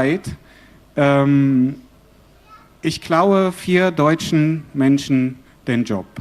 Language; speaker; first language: German; non-native, fluent; Arabic